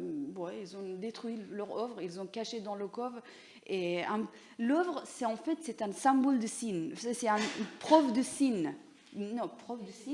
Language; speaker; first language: French; non-native, learner; Persian